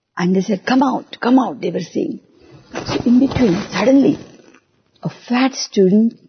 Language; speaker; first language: English; non-native, local second language; Marathi